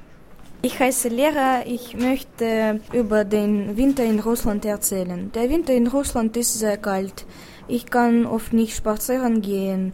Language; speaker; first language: German; non-native, learner; Russian